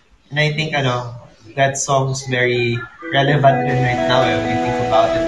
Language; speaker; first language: English; non-native, local second language; Filipino